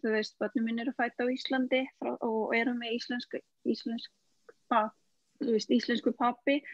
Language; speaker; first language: Icelandic; non-native, learner; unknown